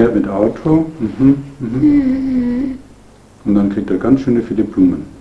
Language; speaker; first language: German; native; German